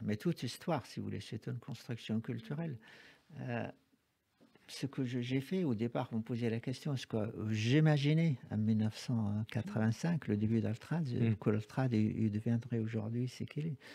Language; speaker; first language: French; non-native, fluent; Arabic